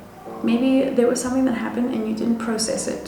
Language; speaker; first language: English; native; English